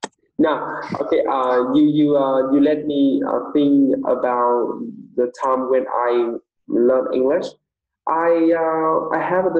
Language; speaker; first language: English; non-native, fluent; Vietnamese